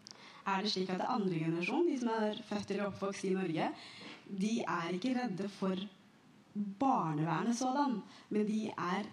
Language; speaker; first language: Norwegian; early bilingual, other home language; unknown